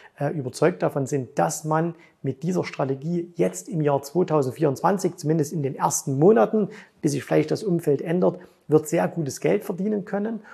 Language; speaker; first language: German; native; German